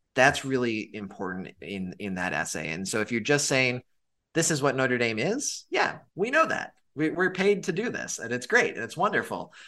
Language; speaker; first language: English; native; English